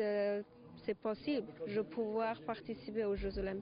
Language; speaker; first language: French; non-native, learner; Persian